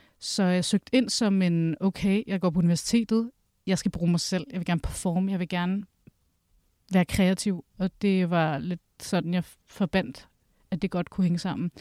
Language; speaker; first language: Danish; early bilingual, other home language; Kurdish